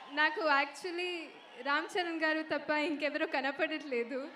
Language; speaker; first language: Telugu; non-native, local second language; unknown